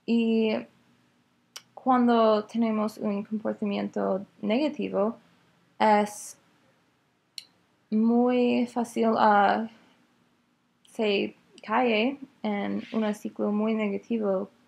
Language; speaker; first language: Spanish; non-native, learner; English